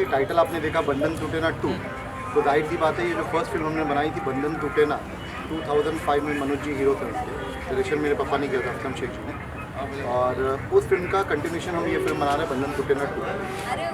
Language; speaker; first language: Hindi; native; Hindi